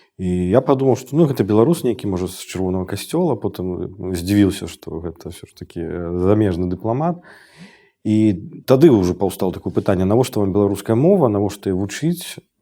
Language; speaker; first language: Belarusian; non-native, local second language; Russian